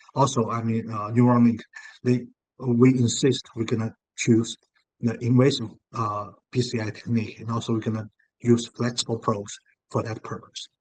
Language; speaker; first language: English; non-native, fluent; Chinese